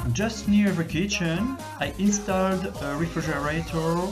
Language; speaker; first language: English; non-native, fluent; French